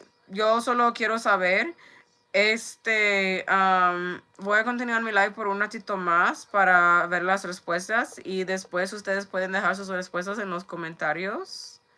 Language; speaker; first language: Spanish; non-native, learner; English